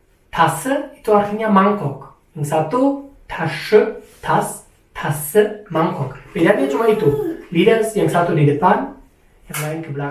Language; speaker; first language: Indonesian; non-native, fluent; German